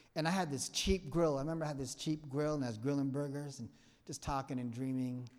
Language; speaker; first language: English; non-native, fluent; Vietnamese